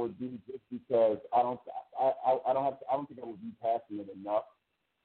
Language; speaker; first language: English; native; English